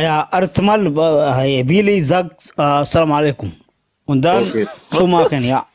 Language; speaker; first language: German; non-native, learner; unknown